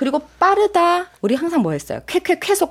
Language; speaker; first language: Korean; native; Korean